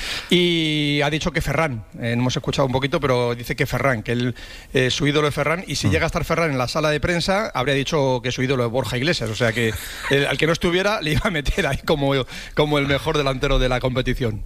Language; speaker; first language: Spanish; native; Spanish